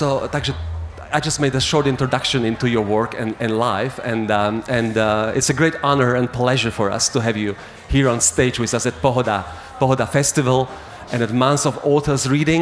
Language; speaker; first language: English; non-native, fluent; Slovak